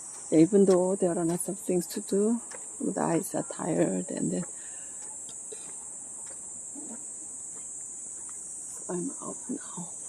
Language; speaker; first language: English; non-native, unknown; Korean